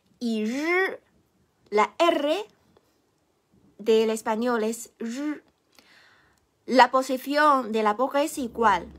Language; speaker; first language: Spanish; non-native, fluent; Chinese